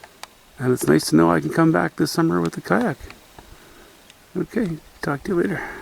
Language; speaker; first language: English; native; English